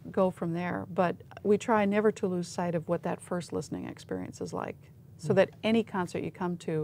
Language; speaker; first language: English; native; English